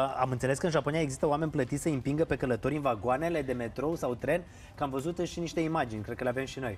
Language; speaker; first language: Romanian; native; Romanian